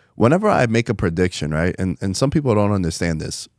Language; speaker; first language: English; native; English